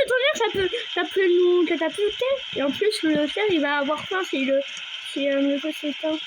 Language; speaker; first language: French; native; French